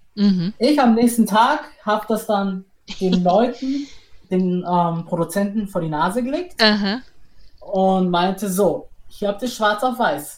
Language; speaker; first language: German; native; German